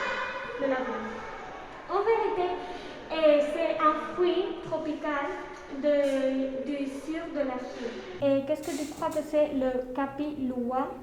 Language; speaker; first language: French; non-native, local second language; Spanish